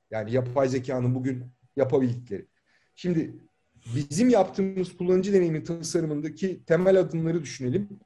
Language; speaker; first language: Turkish; native; Turkish